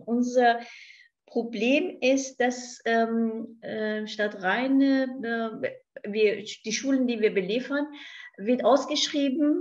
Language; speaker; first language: German; non-native, fluent; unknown